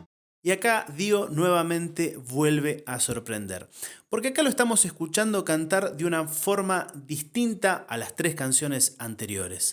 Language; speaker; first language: Spanish; native; Spanish